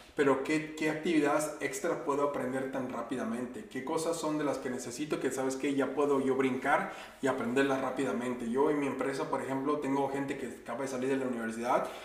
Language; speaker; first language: Spanish; native; Spanish